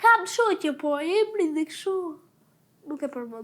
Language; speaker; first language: Albanian; early bilingual, heritage; Albanian